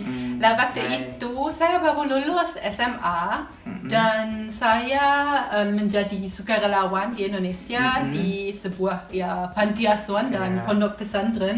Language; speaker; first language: Indonesian; non-native, fluent; German